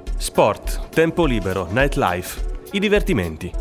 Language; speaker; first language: Italian; native; Italian